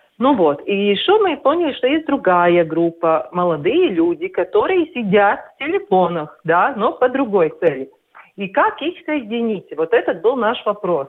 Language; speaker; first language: Russian; non-native, local second language; Latvian